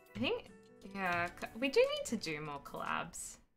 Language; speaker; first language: English; native; English